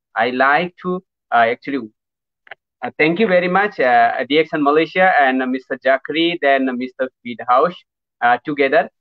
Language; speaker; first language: English; non-native, learner; Nepali